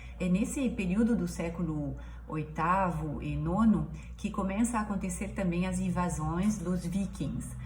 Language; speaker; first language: Portuguese; non-native, fluent; French